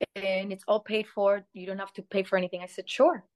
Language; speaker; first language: English; early bilingual, other home language; Spanish